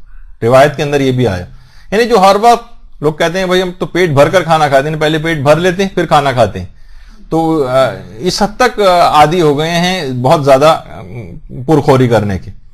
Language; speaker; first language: Urdu; native; Urdu